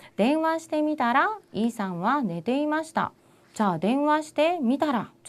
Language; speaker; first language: Japanese; non-native, learner; Korean